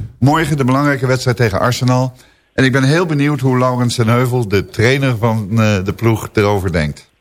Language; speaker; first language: Dutch; native; Dutch